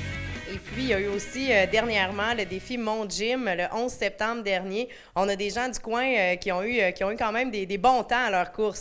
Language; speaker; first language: French; native; French